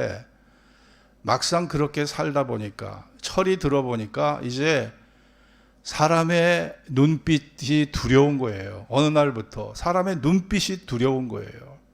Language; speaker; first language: Korean; native; Korean